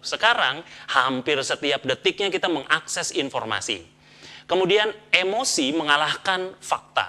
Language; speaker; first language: Indonesian; native; Indonesian